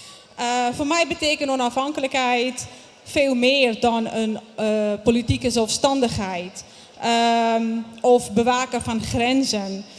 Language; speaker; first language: Dutch; non-native, fluent; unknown